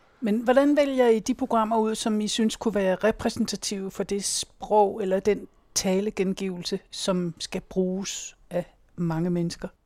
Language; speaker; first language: Danish; native; Danish